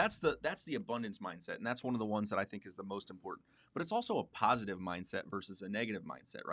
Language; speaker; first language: English; native; English